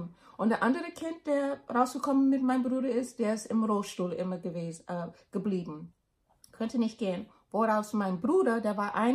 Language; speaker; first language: German; non-native, learner; English